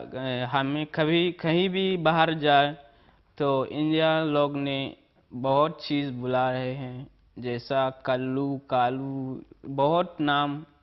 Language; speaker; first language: Hindi; non-native, learner; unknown